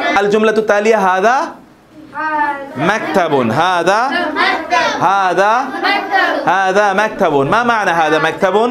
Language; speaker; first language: Arabic; non-native, fluent; Bangla